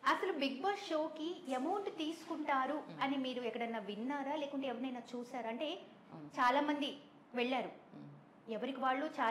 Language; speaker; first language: Telugu; native; Telugu